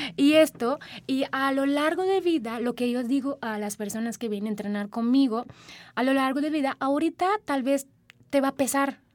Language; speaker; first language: Spanish; non-native, fluent; Sinhala